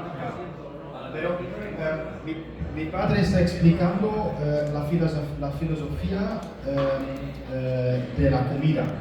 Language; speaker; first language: Spanish; non-native, learner; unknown